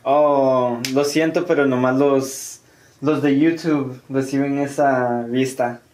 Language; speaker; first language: Spanish; early bilingual, heritage; Spanish